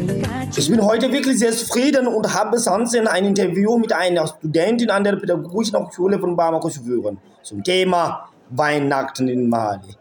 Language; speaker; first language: German; non-native, learner; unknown